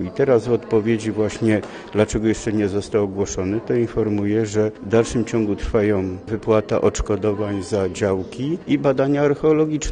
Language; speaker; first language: Polish; native; Polish